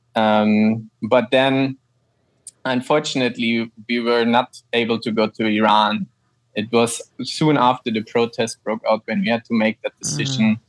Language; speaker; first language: English; non-native, fluent; German